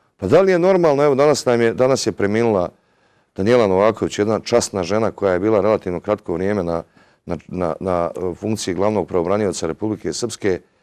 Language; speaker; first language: Serbian; native; Serbian